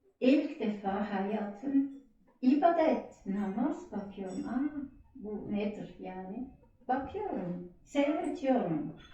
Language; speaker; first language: Turkish; non-native, learner; German